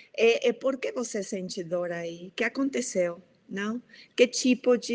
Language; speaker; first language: Portuguese; non-native, fluent; Spanish